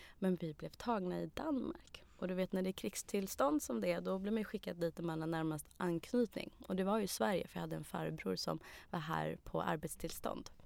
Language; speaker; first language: Swedish; early bilingual, other home language; Arabic